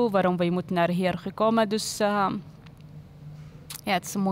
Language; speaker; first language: Dutch; non-native, learner; Arabic